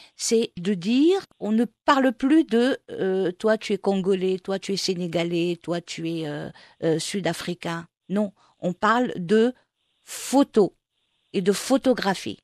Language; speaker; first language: French; non-native, local second language; Arabic